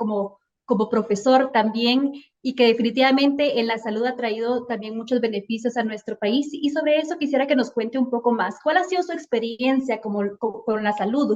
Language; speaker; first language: Spanish; native; Spanish